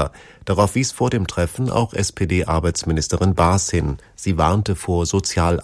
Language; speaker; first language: German; native; German